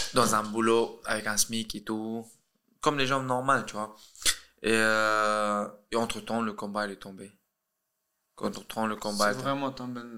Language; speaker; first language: French; early bilingual, other home language; Russian